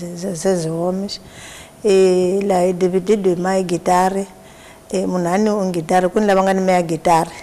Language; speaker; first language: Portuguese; non-native, local second language; Tsonga